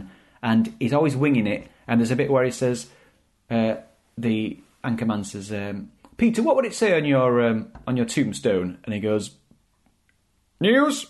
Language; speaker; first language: English; native; English